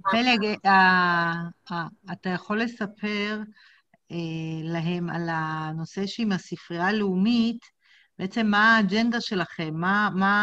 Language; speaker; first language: Hebrew; native; Hebrew